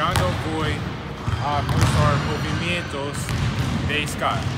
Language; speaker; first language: Spanish; non-native, learner; English